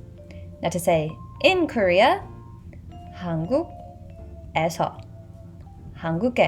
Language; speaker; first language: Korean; non-native, fluent; English